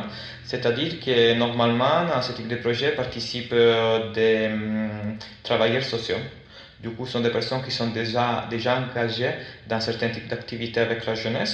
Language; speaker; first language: French; non-native, fluent; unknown